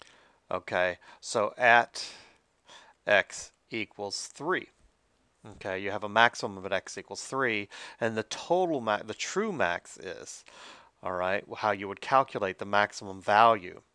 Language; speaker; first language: English; native; English